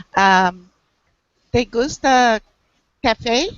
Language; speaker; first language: Spanish; non-native, learner; English